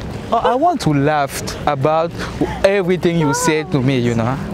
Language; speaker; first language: English; non-native, learner; French